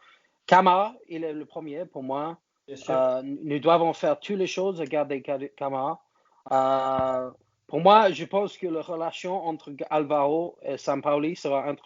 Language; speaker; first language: French; non-native, learner; English